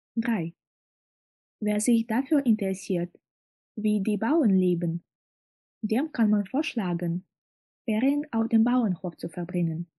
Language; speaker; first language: German; non-native, fluent; Russian